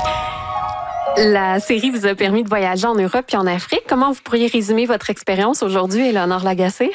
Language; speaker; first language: French; native; French